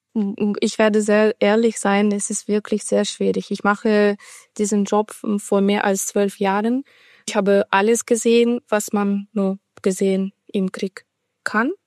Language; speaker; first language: German; non-native, fluent; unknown